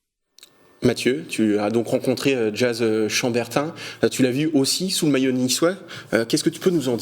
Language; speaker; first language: French; native; French